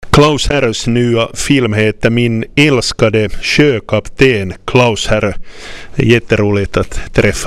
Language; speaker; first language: Swedish; non-native, local second language; Finnish